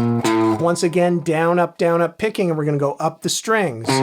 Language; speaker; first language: English; native; English